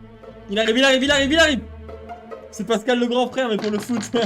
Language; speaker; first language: French; native; French